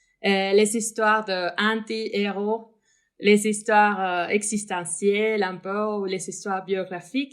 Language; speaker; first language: French; non-native, fluent; Spanish